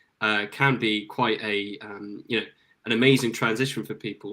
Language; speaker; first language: English; native; English